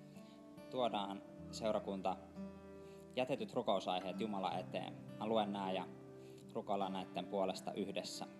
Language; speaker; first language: Finnish; native; Finnish